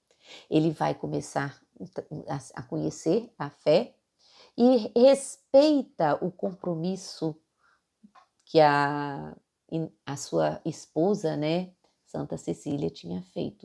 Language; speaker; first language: Portuguese; native; Portuguese